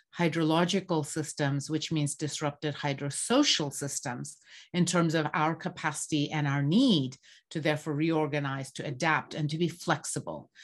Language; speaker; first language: English; non-native, local second language; Bangla